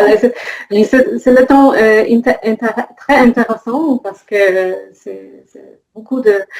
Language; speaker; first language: French; non-native, learner; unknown